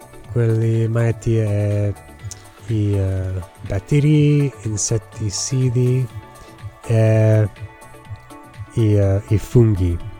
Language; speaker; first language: Italian; non-native, learner; English